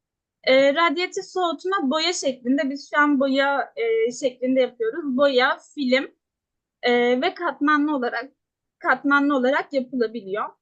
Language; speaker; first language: Turkish; native; Turkish